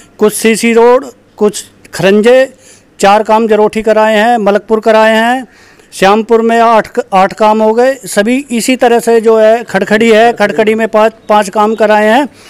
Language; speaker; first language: Hindi; native; Hindi